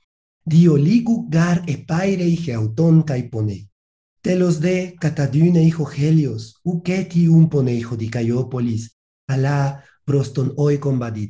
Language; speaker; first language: Greek; non-native, fluent; Spanish